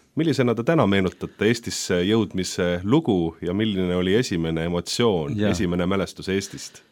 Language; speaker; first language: Estonian; native; Estonian